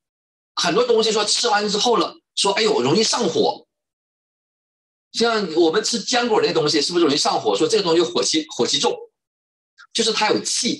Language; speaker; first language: Chinese; native; Chinese